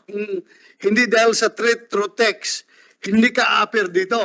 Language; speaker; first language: Filipino; native; Filipino